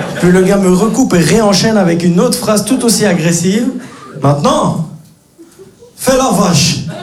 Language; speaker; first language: French; native; French